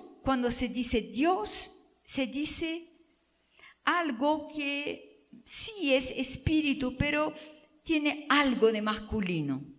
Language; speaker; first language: Spanish; non-native, fluent; Portuguese